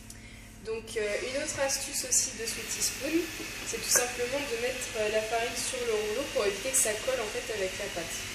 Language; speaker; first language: French; native; French